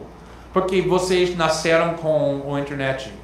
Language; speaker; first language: Portuguese; non-native, fluent; English